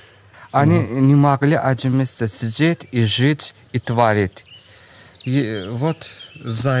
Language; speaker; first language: Russian; non-native, local second language; Azerbaijani